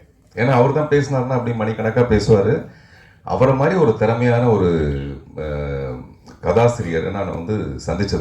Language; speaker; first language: Tamil; native; Tamil